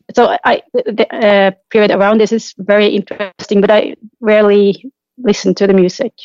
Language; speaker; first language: English; non-native, fluent; Norwegian